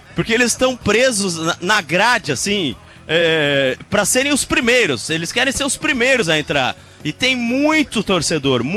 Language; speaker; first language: Portuguese; native; Portuguese